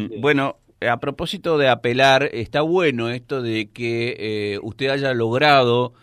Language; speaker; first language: Spanish; native; Spanish